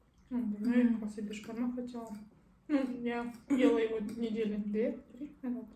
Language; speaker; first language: Russian; non-native, local second language; Kazakh